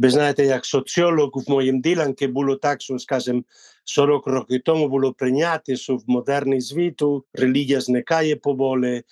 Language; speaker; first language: Ukrainian; non-native, learner; Spanish